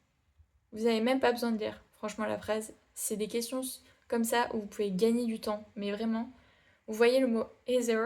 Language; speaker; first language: French; native; French